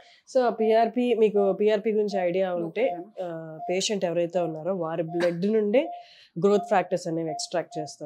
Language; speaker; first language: Telugu; native; Telugu